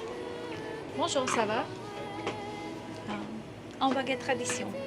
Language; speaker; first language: French; non-native, learner; Romanian